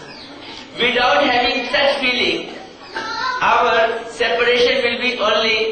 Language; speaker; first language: English; non-native, local second language; Hindi